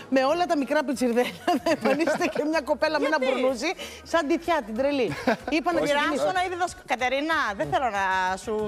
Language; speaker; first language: Greek; native; Greek